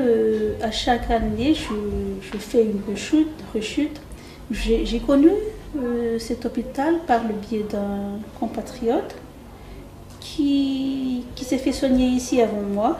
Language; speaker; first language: French; non-native, local second language; Malagasy